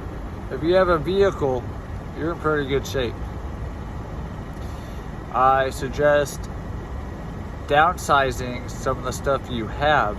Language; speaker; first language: English; native; English